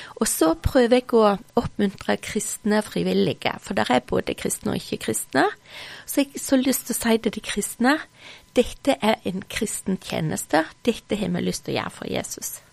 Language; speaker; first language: Norwegian; native; Norwegian